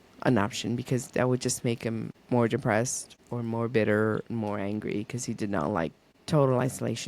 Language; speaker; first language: English; early bilingual, other home language; Spanish